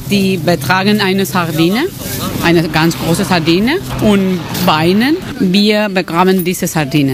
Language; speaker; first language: German; non-native, fluent; Catalan